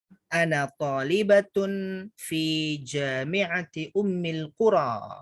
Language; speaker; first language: Arabic; non-native, fluent; Indonesian